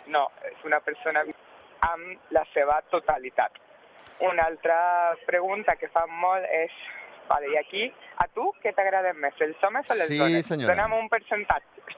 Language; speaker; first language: Catalan; non-native, local second language; Spanish